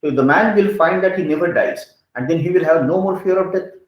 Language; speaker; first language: English; non-native, local second language; Hindi